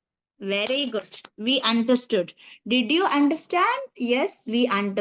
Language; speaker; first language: English; non-native, fluent; Malayalam